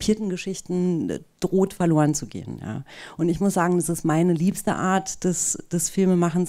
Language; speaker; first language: German; native; German